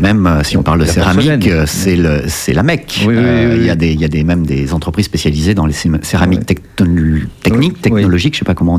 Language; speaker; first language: French; native; French